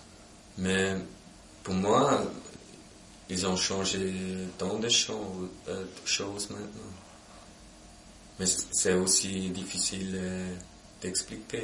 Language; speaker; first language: French; non-native, local second language; German